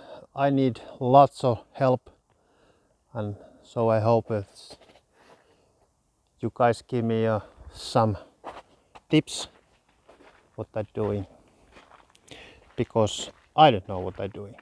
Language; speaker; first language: English; non-native, learner; Finnish